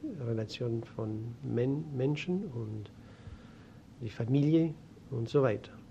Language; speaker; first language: German; non-native, learner; Greek